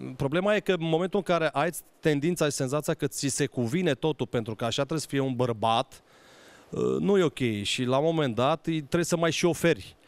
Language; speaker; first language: Romanian; native; Romanian